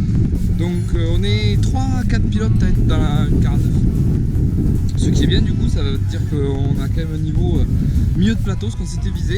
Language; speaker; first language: French; native; French